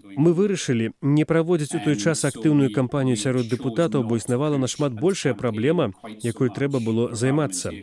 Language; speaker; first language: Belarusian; non-native, fluent; English